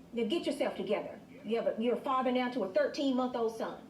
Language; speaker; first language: English; native; English